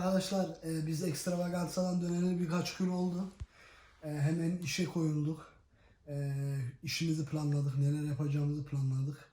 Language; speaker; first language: Turkish; early bilingual, heritage; Turkish